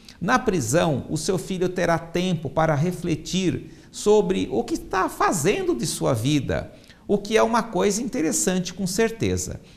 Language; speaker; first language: Portuguese; native; Portuguese